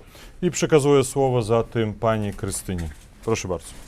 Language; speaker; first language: Polish; non-native, fluent; Russian